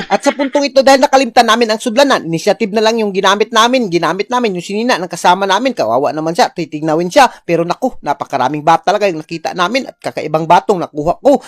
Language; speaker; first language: Filipino; non-native, local second language; Cebuano